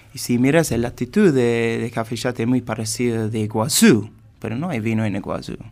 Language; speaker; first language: Spanish; non-native, fluent; English